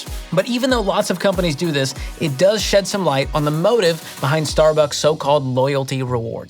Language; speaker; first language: English; native; English